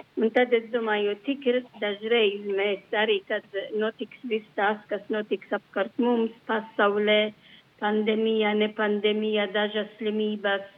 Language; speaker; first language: Latvian; non-native, learner; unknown